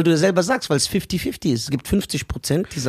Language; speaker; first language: German; early bilingual, other home language; Persian